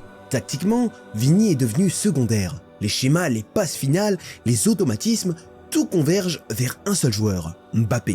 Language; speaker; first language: French; native; French